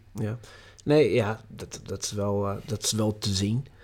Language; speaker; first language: Dutch; non-native, fluent; Portuguese